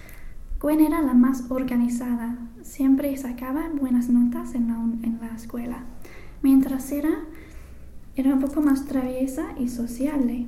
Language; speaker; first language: Spanish; non-native, fluent; English